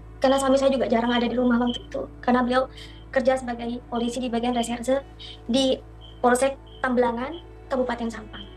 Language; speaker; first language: Indonesian; non-native, local second language; Madurese